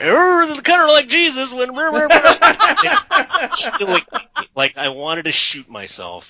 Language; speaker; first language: English; native; English